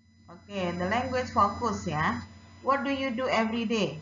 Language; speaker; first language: English; non-native, fluent; Indonesian